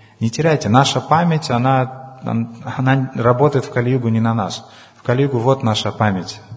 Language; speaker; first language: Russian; non-native, local second language; Ukrainian